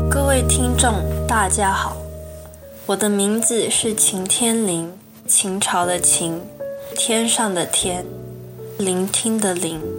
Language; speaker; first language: Chinese; early bilingual, heritage; Chinese